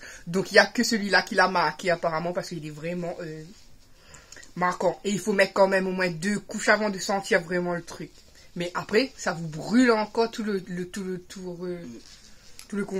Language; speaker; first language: French; native; French